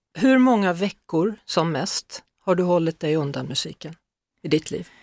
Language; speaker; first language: Swedish; native; Swedish